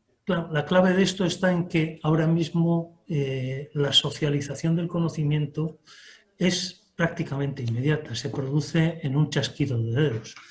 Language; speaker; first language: Spanish; native; Spanish